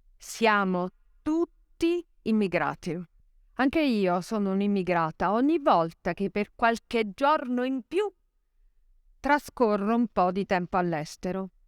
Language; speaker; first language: Italian; native; Italian